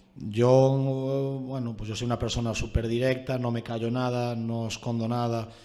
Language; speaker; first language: Spanish; native; Spanish